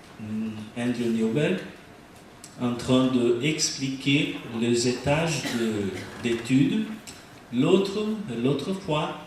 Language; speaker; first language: French; non-native, learner; Portuguese